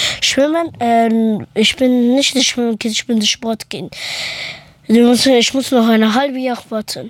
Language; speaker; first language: German; early bilingual, other home language; Persian